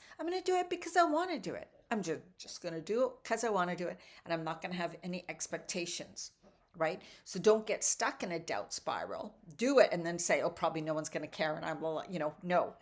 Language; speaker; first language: English; native; English